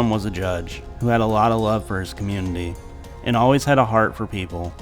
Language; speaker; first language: English; native; English